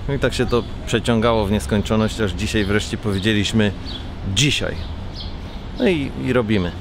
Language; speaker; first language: Polish; native; Polish